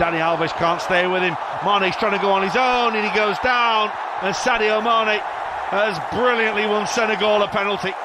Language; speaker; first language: English; native; English